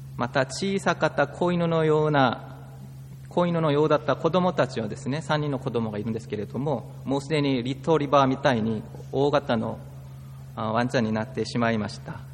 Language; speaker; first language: Japanese; non-native, fluent; Korean